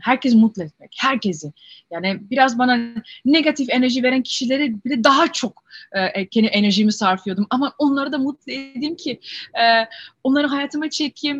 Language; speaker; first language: Turkish; early bilingual, heritage; Turkish